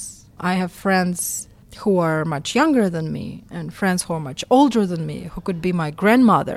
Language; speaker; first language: English; non-native, fluent; Russian